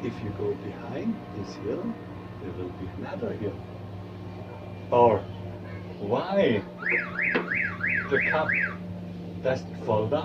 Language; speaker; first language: English; non-native, fluent; German